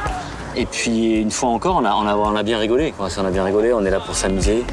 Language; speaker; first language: French; native; French